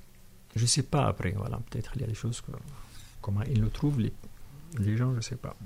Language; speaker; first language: French; non-native, fluent; Arabic